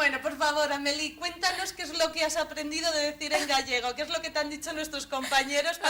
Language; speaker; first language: Spanish; native; Spanish